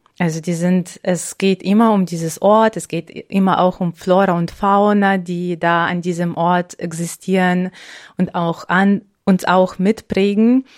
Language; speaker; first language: German; non-native, fluent; Ukrainian